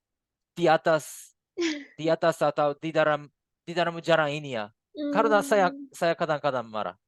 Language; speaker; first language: Indonesian; non-native, fluent; Japanese